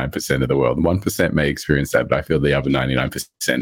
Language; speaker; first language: English; early bilingual, other home language; Morisyen